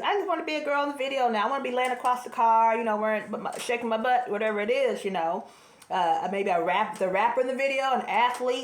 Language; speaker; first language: English; native; English